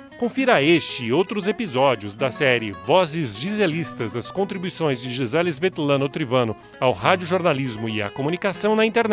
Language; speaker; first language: Portuguese; native; Portuguese